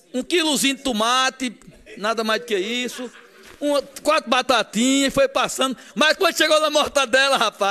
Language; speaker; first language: Portuguese; native; Portuguese